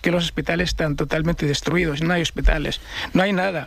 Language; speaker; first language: Spanish; non-native, fluent; Arabic